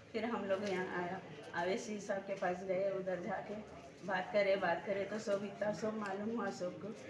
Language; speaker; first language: Hindi; native; Hindi